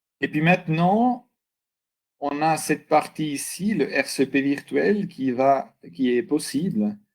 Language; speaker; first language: French; non-native, local second language; German